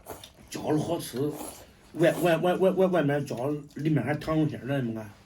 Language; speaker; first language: Chinese; native; Chinese